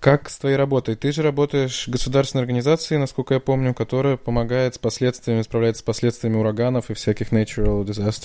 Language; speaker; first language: Russian; native; Russian